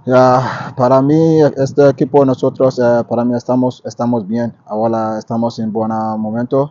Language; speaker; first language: Spanish; non-native, learner; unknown